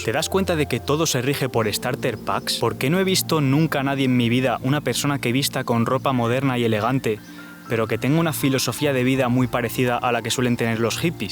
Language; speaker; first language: Spanish; native; Spanish